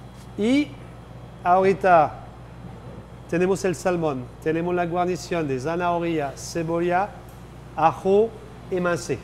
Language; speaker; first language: Spanish; non-native, fluent; French